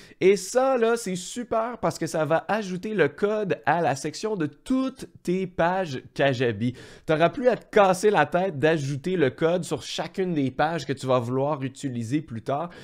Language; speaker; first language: French; native; French